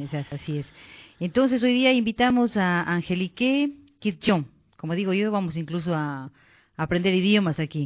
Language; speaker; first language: Spanish; native; Spanish